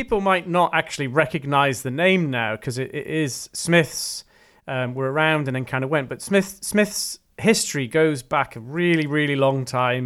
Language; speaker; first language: English; native; English